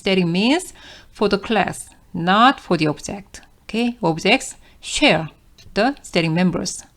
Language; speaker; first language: English; non-native, fluent; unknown